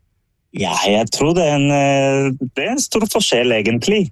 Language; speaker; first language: Norwegian; non-native, fluent; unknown